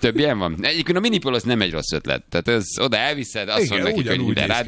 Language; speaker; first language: Hungarian; native; Hungarian